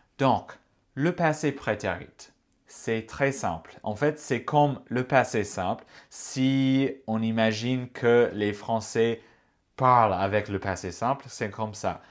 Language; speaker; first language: French; non-native, fluent; English